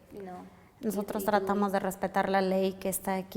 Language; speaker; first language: Spanish; native; Spanish